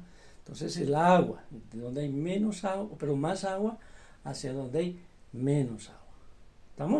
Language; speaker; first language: Spanish; native; Spanish